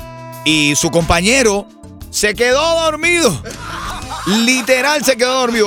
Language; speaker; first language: Spanish; native; Spanish